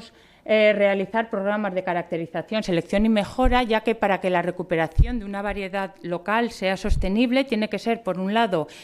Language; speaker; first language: Spanish; native; Spanish